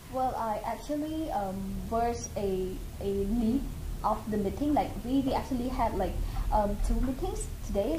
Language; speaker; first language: English; non-native, fluent; Khmer